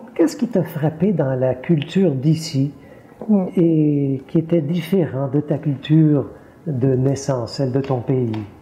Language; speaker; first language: French; native; French